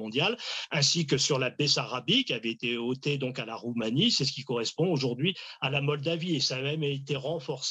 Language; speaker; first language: French; native; French